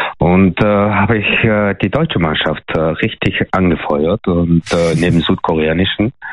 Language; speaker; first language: German; non-native, fluent; Mongolian